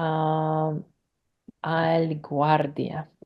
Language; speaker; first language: Spanish; non-native, learner; English